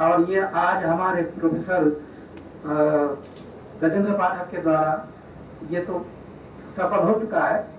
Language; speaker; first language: Hindi; native; Hindi